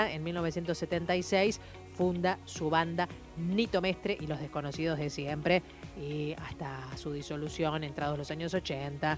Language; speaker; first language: Spanish; native; Spanish